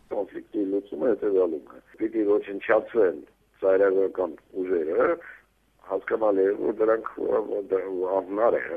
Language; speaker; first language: Armenian; native; Armenian